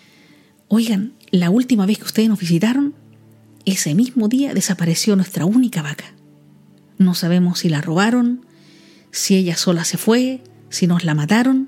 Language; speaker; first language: Spanish; native; Spanish